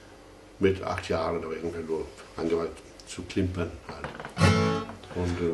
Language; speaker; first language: German; non-native, fluent; English